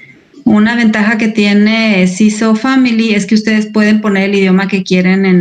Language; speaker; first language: Spanish; native; Spanish